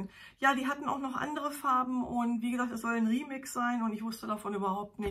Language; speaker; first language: German; native; German